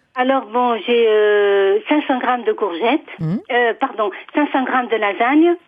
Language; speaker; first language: French; non-native, local second language; Arabic